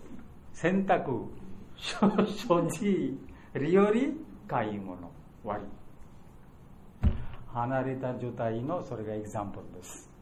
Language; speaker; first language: Japanese; non-native, learner; Bangla